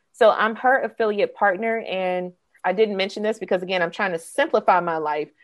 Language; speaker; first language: English; native; English